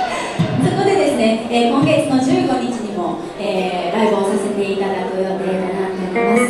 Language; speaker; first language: Japanese; native; Japanese